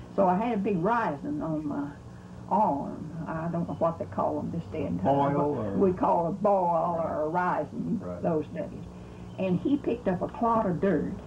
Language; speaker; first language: English; native; English